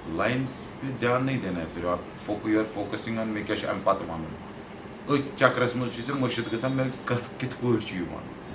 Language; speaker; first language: Hindi; non-native, local second language; Kashmiri